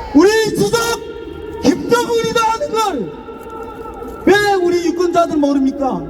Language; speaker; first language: Korean; native; Korean